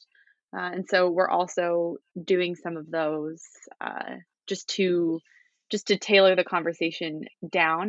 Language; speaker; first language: English; native; English